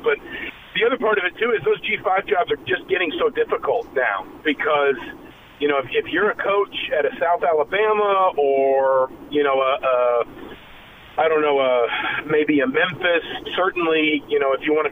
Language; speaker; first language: English; native; English